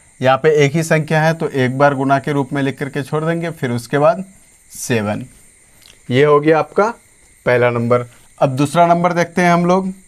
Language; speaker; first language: Hindi; native; Hindi